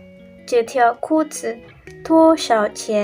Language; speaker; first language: Chinese; non-native, learner; Indonesian